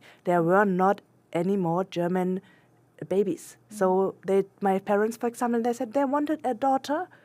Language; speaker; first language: English; non-native, local second language; German